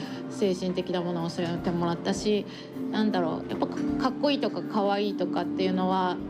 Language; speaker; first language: Japanese; native; Japanese